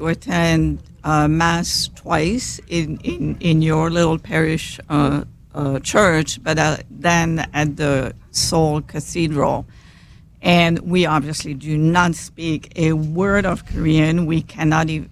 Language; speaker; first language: English; non-native, fluent; French